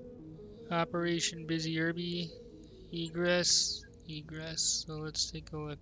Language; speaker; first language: English; native; English